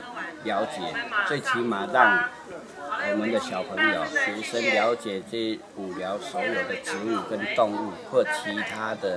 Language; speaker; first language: Chinese; native; Chinese